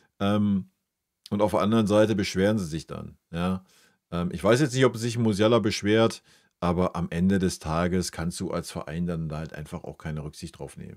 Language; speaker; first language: German; native; German